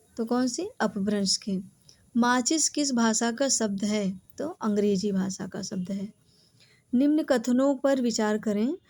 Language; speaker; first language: Hindi; native; Hindi